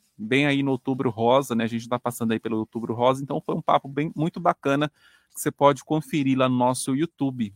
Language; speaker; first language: Portuguese; native; Portuguese